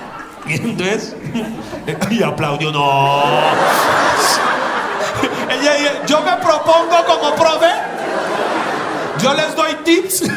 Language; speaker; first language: Spanish; native; Spanish